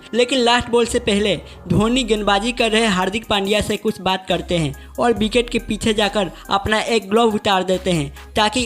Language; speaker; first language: Hindi; native; Hindi